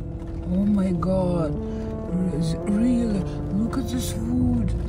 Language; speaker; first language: English; non-native, learner; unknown